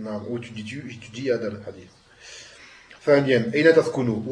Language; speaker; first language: Arabic; non-native, fluent; French